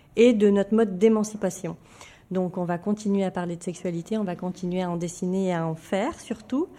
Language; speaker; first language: French; native; French